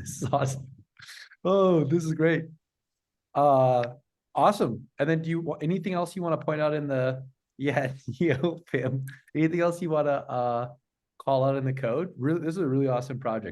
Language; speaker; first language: English; native; English